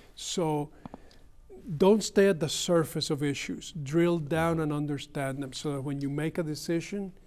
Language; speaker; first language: English; early bilingual, other home language; Spanish